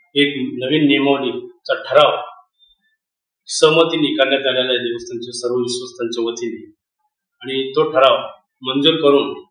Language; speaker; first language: Marathi; native; Marathi